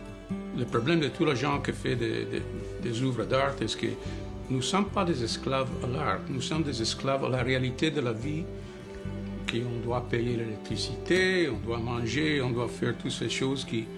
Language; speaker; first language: French; non-native, fluent; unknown